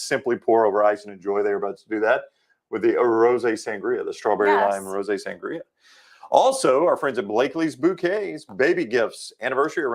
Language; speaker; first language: English; native; English